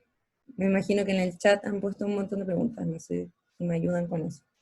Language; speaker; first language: Spanish; native; Spanish